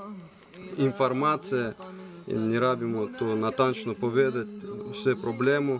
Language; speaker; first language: Slovenian; non-native, learner; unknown